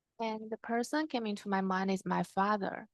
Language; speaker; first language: English; non-native, learner; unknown